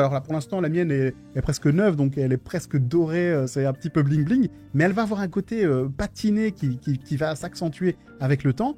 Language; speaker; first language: French; native; French